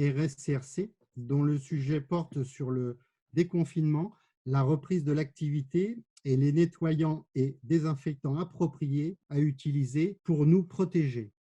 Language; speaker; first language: French; native; French